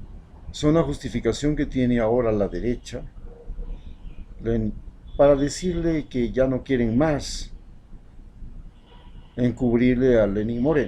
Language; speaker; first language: Spanish; native; Spanish